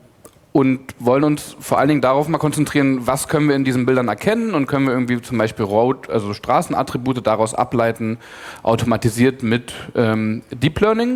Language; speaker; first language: German; native; German